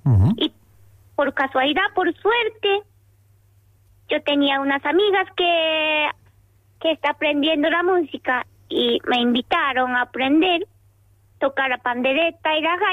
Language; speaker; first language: Spanish; non-native, learner; Japanese